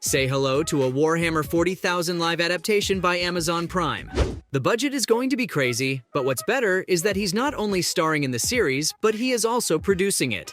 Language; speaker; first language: English; native; English